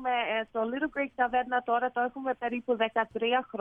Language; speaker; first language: Greek; early bilingual, heritage; Greek